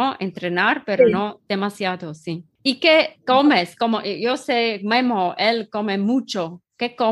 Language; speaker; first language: Spanish; non-native, learner; German